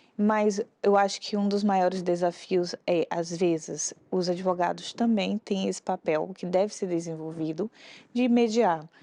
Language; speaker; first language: Portuguese; native; Portuguese